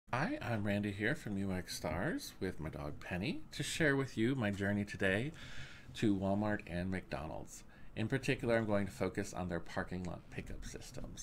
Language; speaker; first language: English; native; English